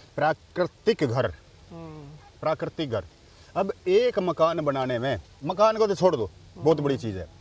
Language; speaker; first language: Hindi; native; Hindi